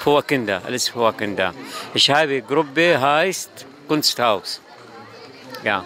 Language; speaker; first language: German; non-native, learner; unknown